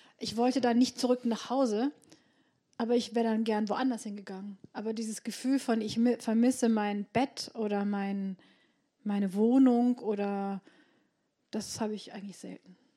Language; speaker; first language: German; early bilingual, other home language; Turkish